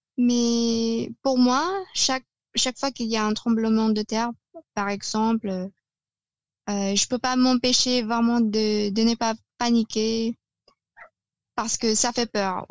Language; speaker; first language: French; non-native, fluent; Filipino